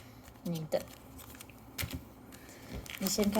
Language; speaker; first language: Chinese; non-native, fluent; French